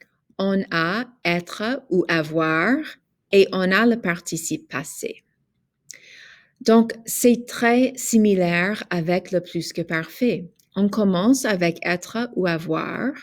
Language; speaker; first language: French; non-native, fluent; English